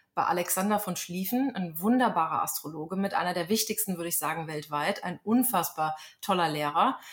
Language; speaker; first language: German; native; German